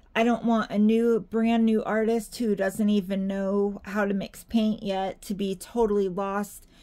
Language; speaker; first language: English; native; English